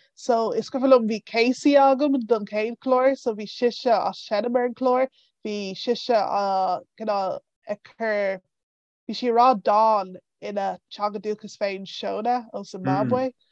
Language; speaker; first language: Irish; non-native, local second language; English